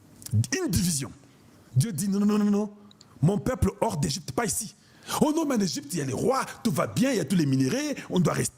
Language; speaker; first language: French; non-native, local second language; Lingala